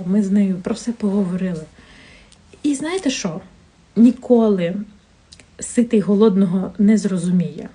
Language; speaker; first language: Ukrainian; non-native, local second language; Russian